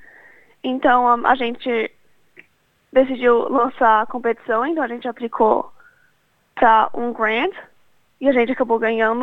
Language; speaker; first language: Portuguese; early bilingual, other home language; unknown